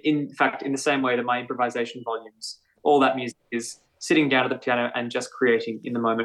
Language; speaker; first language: English; native; English